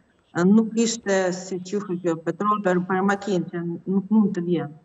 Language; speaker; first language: Albanian; non-native, learner; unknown